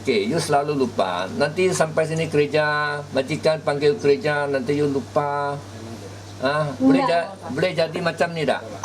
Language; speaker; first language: Malay; native; Malay